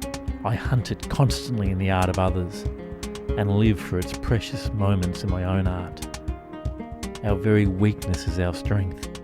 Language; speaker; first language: English; native; English